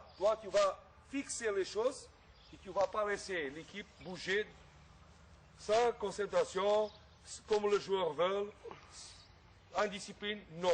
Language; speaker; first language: French; non-native, fluent; Portuguese